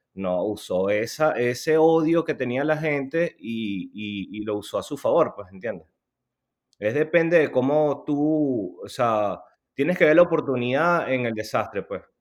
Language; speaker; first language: Spanish; native; Spanish